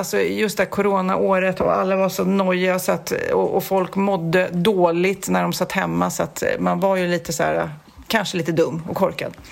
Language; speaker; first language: Swedish; native; Swedish